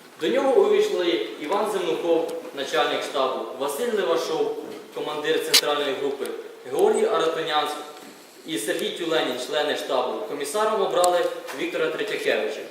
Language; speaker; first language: Ukrainian; native; Ukrainian